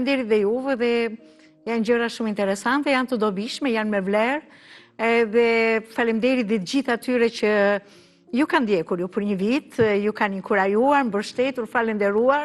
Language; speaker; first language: Albanian; native; Albanian